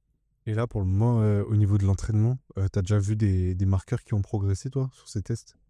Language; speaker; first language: French; native; French